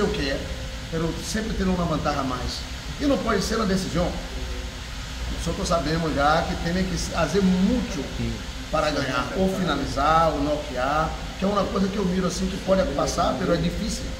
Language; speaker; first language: Spanish; non-native, fluent; Portuguese